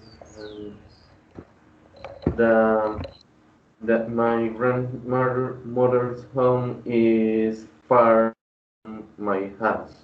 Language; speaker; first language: English; non-native, learner; Spanish